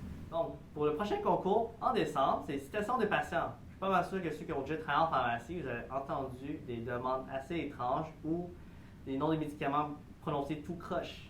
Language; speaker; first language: French; native; French